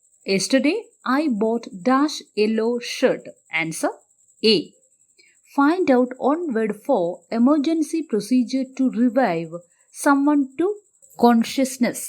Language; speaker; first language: English; non-native, local second language; Malayalam